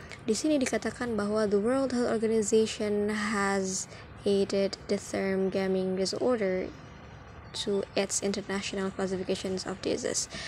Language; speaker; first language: English; non-native, fluent; Indonesian